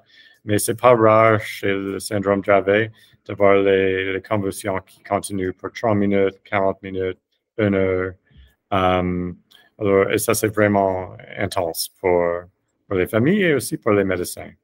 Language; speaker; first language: French; non-native, fluent; English